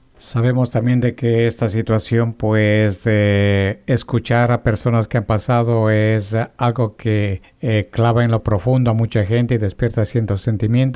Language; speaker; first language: Spanish; native; Spanish